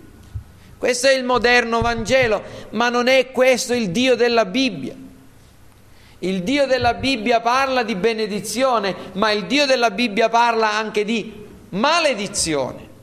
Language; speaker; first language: Italian; native; Italian